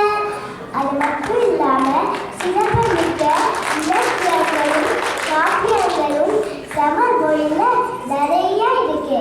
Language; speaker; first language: Tamil; early bilingual, heritage; Tamil